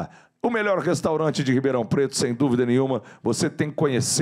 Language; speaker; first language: Portuguese; native; Portuguese